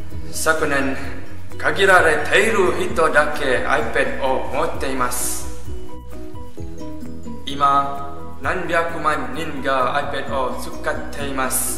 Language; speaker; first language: Japanese; non-native, learner; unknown